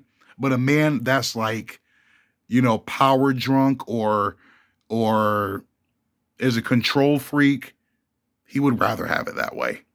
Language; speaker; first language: English; native; English